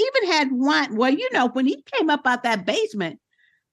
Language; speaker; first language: English; native; English